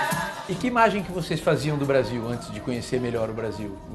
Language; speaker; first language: Portuguese; native; Portuguese